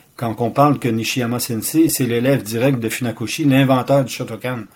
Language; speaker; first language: French; native; French